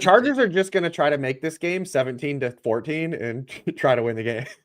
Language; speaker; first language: English; native; English